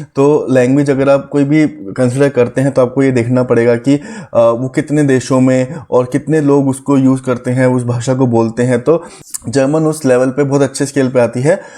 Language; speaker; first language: Hindi; native; Hindi